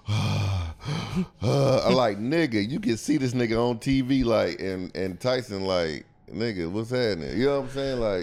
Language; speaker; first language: English; native; English